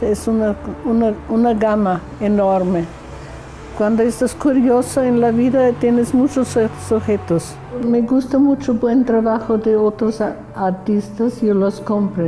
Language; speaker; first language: Spanish; non-native, learner; German